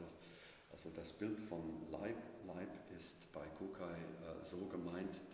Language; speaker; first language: German; non-native, fluent; English